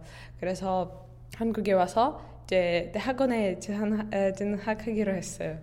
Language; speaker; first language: Korean; non-native, fluent; Russian